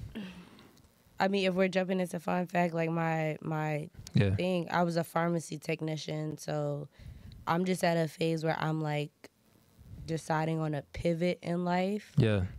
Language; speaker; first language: English; native; English